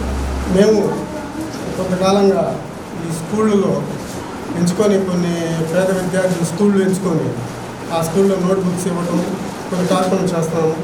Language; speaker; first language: Telugu; native; Telugu